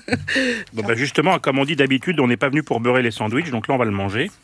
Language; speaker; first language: French; native; French